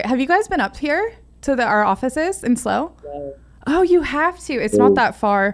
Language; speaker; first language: English; native; English